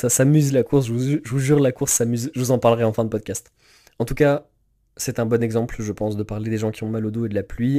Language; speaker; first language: French; native; French